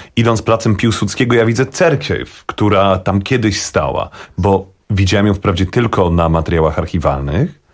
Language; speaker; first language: Polish; native; Polish